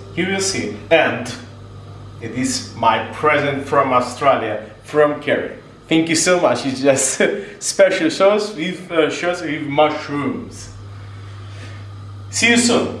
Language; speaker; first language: English; non-native, learner; Ukrainian